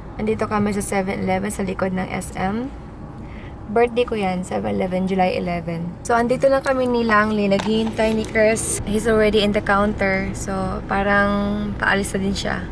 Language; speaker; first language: Filipino; non-native, local second language; Cebuano